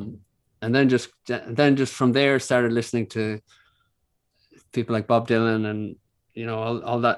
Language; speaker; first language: English; native; English